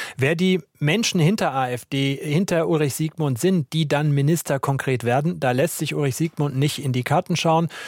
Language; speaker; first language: German; native; German